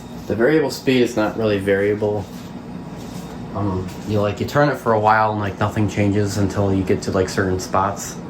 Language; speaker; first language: English; native; English